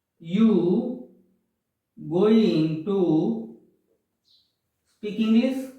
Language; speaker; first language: English; non-native, fluent; Gujarati